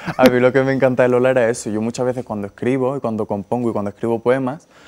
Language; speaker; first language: Spanish; native; Spanish